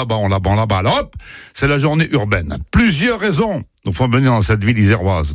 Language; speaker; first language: French; native; French